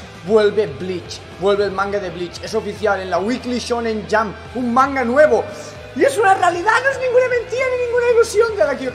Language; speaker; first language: Spanish; native; Spanish